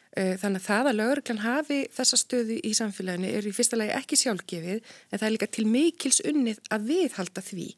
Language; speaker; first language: Icelandic; native; Icelandic